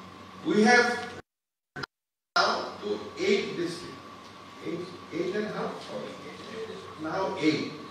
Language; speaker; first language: English; non-native, local second language; Assamese